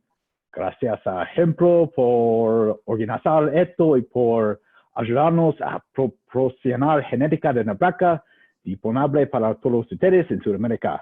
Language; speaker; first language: Spanish; non-native, learner; English